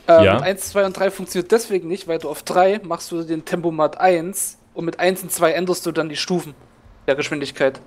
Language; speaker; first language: German; native; German